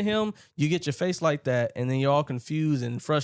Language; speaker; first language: English; native; English